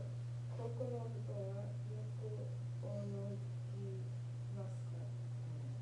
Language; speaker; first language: Japanese; non-native, learner; English